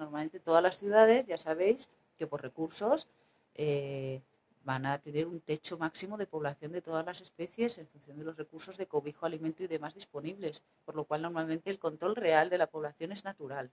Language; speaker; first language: Spanish; native; Spanish